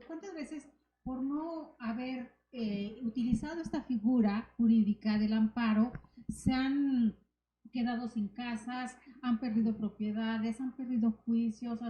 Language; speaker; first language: Spanish; native; Spanish